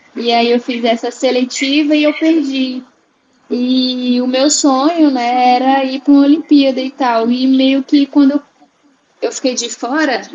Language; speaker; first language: Portuguese; native; Portuguese